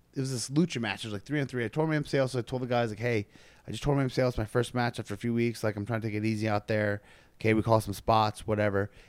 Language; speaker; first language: English; native; English